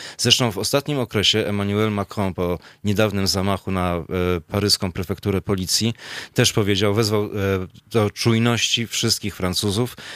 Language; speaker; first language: Polish; native; Polish